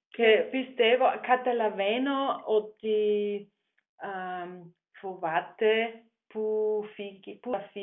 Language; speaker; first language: Greek; non-native, fluent; German